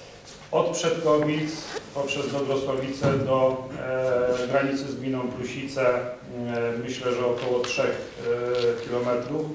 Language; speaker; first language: Polish; native; Polish